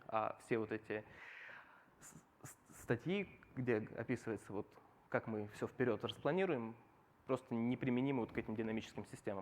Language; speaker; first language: Russian; native; Russian